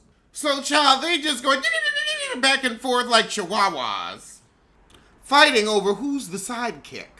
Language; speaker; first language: English; native; English